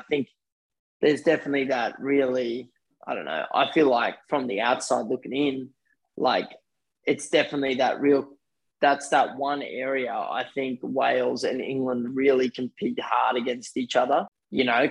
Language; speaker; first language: English; early bilingual, other home language; Afrikaans